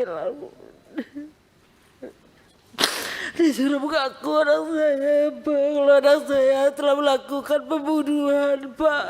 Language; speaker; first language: Indonesian; non-native, local second language; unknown